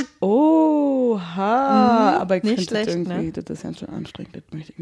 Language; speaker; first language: German; native; German